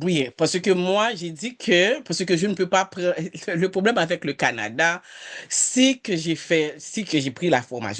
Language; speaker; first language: French; non-native, local second language; Haitian Creole